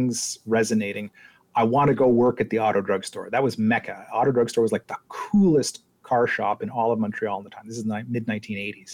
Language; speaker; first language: English; native; English